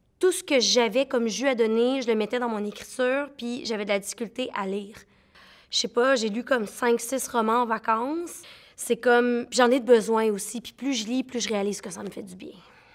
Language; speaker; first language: French; native; French